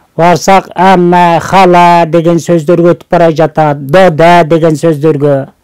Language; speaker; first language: Kyrgyz; early bilingual, heritage; Kyrgyz